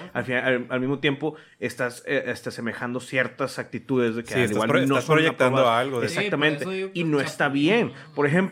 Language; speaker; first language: Spanish; native; Spanish